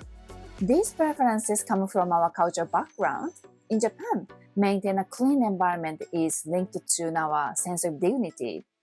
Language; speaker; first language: English; non-native, fluent; Japanese